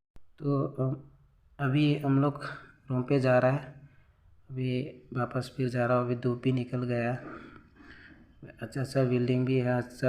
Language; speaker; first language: Hindi; non-native, local second language; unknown